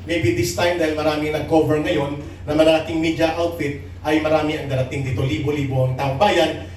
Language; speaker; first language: Filipino; native; Filipino